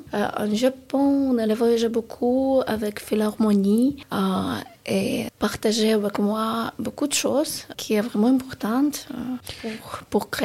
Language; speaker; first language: French; non-native, learner; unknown